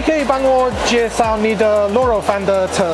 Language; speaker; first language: Chinese; non-native, learner; English